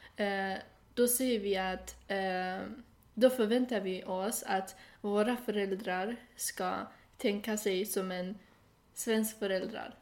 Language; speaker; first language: Swedish; non-native, fluent; Persian